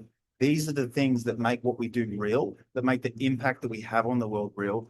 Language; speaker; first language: English; native; English